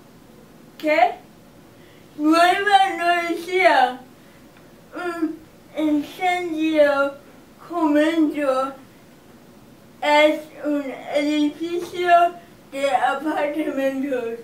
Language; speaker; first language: Spanish; non-native, learner; English